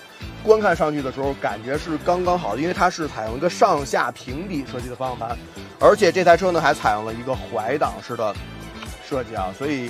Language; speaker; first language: Chinese; native; Chinese